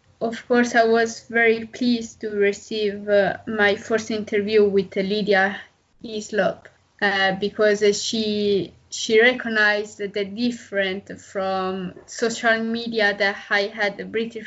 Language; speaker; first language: English; non-native, learner; Italian